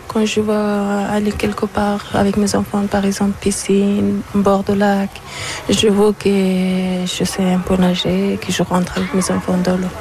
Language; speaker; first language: French; non-native, learner; Persian